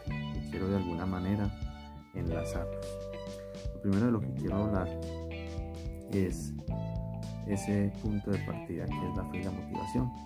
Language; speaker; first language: Spanish; native; Spanish